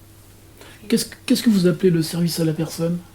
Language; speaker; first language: French; native; French